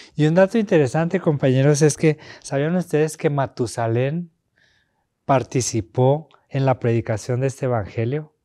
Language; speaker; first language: Spanish; native; Spanish